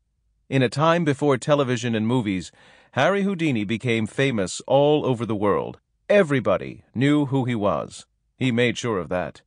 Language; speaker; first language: English; native; English